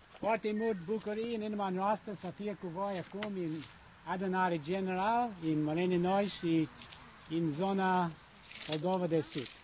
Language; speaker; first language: Romanian; non-native, learner; English